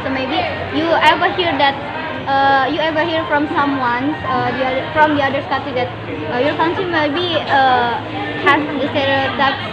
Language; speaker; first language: English; non-native, learner; Indonesian